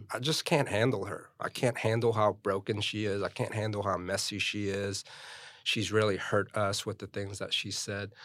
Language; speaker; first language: English; early bilingual, other home language; Korean